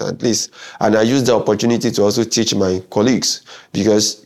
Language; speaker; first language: English; non-native, local second language; Yoruba